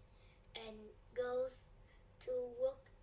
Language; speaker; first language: English; non-native, learner; Vietnamese